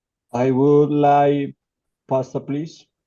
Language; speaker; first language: English; non-native, learner; Spanish